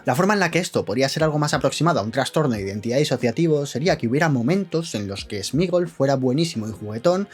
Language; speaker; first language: Spanish; native; Spanish